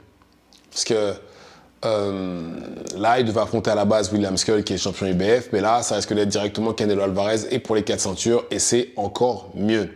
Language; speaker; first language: French; native; French